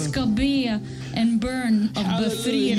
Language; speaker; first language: Swedish; non-native, fluent; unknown